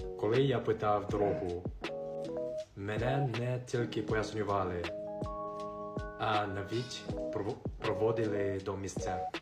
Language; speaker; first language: Ukrainian; non-native, learner; Japanese